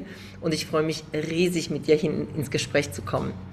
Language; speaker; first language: German; native; German